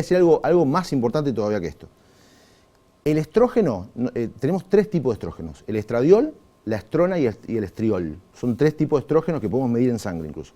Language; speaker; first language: Spanish; native; Spanish